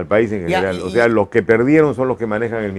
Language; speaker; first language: Spanish; native; Spanish